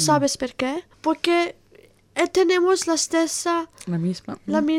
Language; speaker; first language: Spanish; non-native, learner; Italian